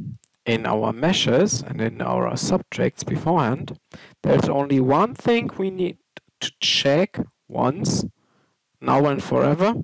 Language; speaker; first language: English; non-native, fluent; German